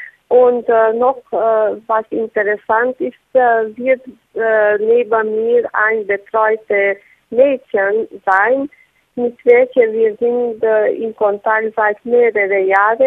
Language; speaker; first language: German; non-native, learner; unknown